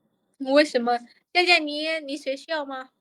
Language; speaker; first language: Chinese; non-native, learner; Lao